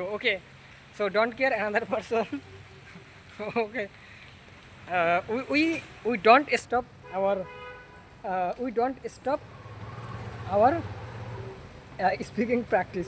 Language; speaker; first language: English; non-native, learner; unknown